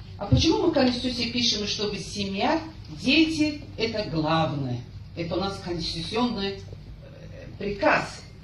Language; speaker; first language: Russian; non-native, local second language; Azerbaijani